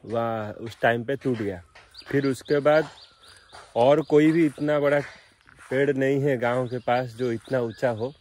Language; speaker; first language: Hindi; non-native, local second language; Odia